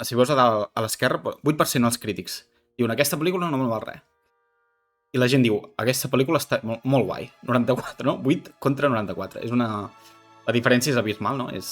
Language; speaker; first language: Catalan; native; Catalan